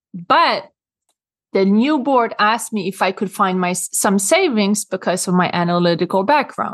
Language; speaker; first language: English; non-native, fluent; Swedish